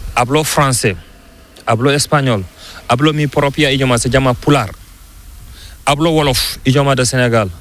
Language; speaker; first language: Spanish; non-native, learner; Fula